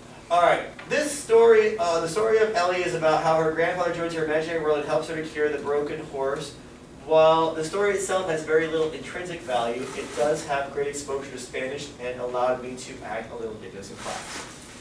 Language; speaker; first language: English; native; English